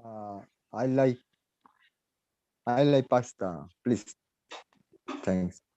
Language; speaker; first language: English; non-native, learner; Spanish